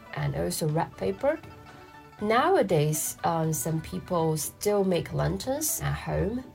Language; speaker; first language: English; non-native, fluent; Chinese